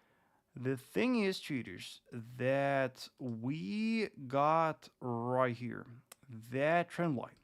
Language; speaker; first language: English; non-native, fluent; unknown